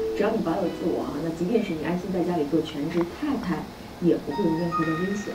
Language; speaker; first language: Chinese; native; Chinese